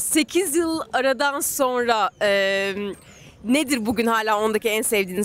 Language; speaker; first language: Turkish; native; Turkish